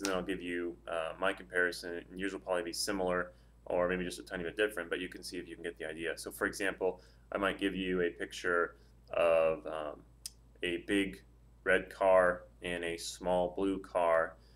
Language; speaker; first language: English; native; English